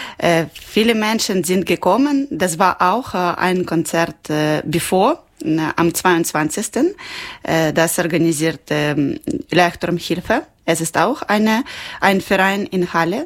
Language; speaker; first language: German; non-native, local second language; Ukrainian